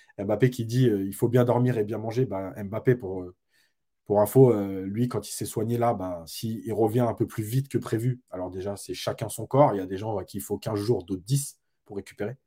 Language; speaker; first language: French; native; French